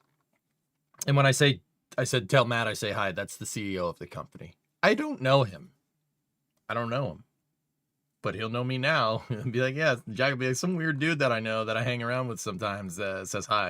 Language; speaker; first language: English; native; English